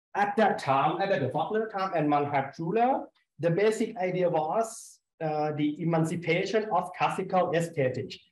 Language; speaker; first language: English; non-native, learner; Thai